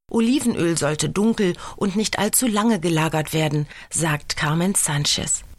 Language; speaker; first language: German; native; German